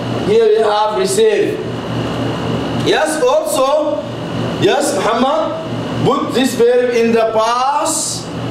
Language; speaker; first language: English; non-native, fluent; Arabic